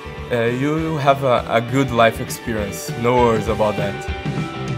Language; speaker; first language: English; non-native, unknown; Portuguese